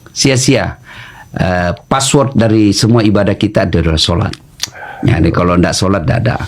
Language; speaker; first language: Indonesian; non-native, local second language; Buginese